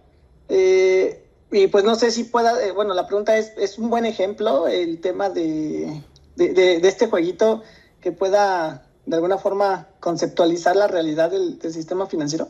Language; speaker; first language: Spanish; native; Spanish